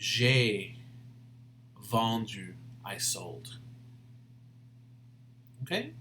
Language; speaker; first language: French; non-native, fluent; English